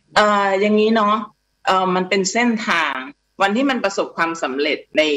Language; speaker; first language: Thai; native; Thai